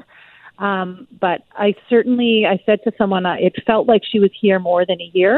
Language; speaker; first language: English; native; English